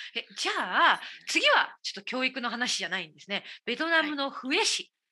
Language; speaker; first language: Japanese; native; Japanese